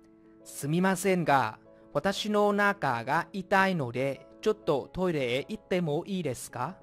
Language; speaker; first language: Japanese; non-native, fluent; Vietnamese